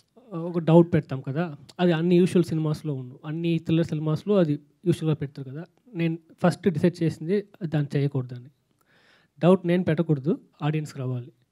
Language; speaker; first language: Telugu; non-native, learner; Tamil